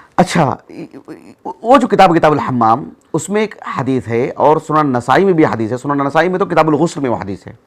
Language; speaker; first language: Urdu; native; Urdu